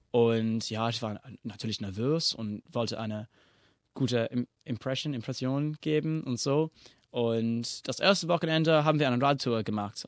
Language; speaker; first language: German; non-native, fluent; English